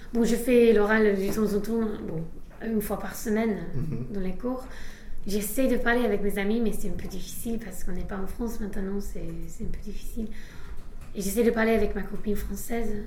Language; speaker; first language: French; non-native, fluent; English